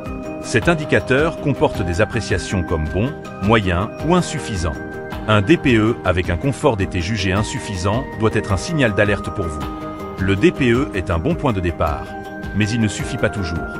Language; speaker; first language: French; native; French